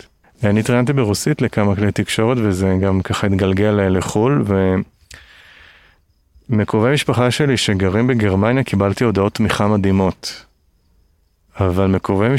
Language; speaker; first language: Hebrew; native; Hebrew